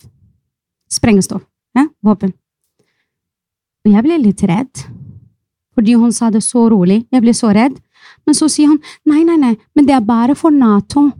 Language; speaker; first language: Norwegian; non-native, fluent; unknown